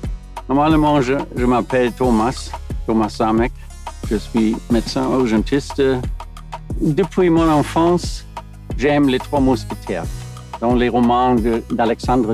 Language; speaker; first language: French; non-native, learner; German